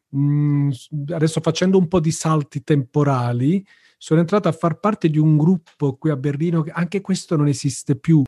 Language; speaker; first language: Italian; native; Italian